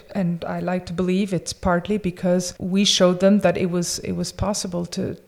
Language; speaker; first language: English; early bilingual, other home language; French